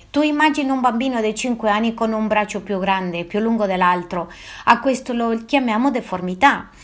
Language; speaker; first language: Italian; non-native, fluent; Spanish